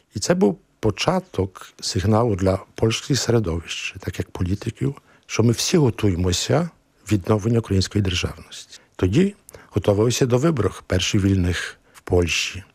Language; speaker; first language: Ukrainian; early bilingual, heritage; Ukrainian